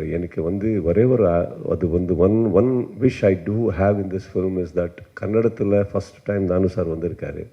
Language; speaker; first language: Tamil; non-native, learner; Kannada